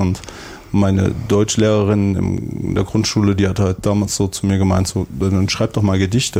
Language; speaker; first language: German; native; German